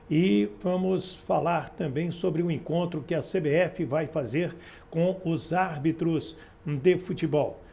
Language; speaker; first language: Portuguese; native; Portuguese